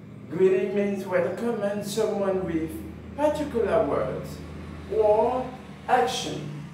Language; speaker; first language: English; non-native, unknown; Haitian Creole